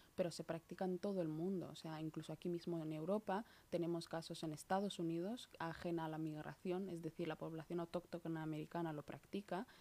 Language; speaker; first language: Spanish; early bilingual, other home language; Somali